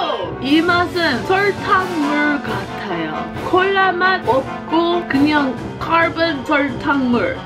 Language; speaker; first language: Korean; non-native, fluent; English